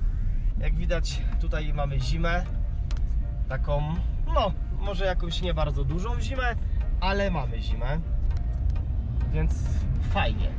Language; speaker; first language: Polish; native; Polish